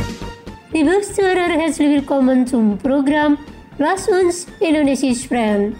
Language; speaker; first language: German; non-native, fluent; Indonesian